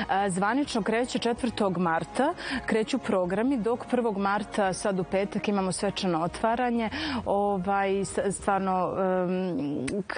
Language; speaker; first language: Serbian; native; Serbian